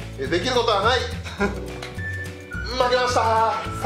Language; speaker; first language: Japanese; native; Japanese